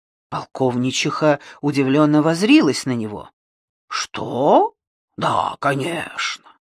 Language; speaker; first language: Russian; native; Russian